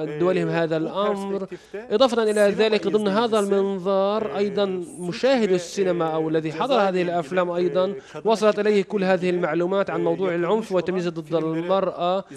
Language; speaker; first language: Arabic; non-native, fluent; Turkish